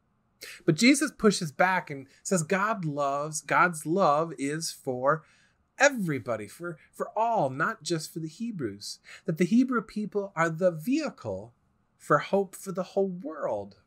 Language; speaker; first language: English; native; English